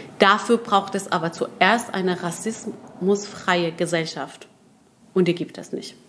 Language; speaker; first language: German; early bilingual, other home language; Persian